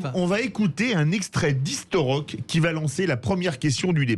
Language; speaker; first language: French; native; French